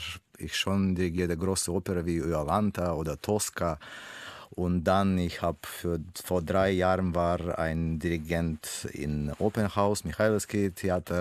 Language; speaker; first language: German; non-native, learner; Russian